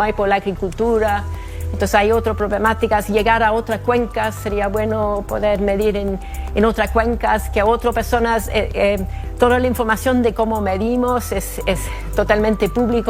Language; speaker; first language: Spanish; non-native, fluent; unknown